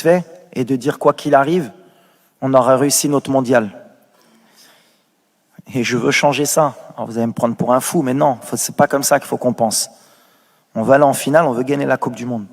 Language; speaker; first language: French; native; French